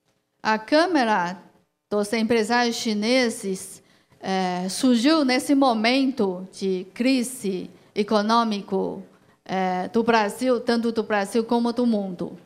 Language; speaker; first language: Portuguese; non-native, learner; Chinese